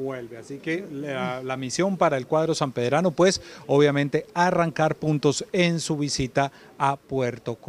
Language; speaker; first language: Spanish; native; Spanish